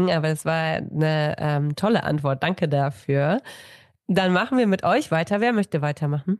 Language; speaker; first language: German; native; German